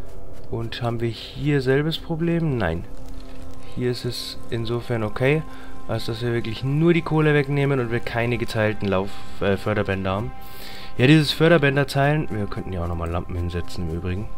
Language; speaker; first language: German; native; German